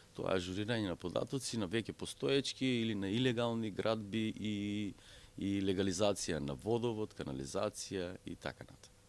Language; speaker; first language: Macedonian; non-native, local second language; Romany